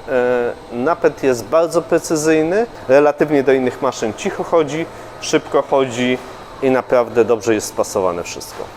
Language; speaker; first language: Polish; native; Polish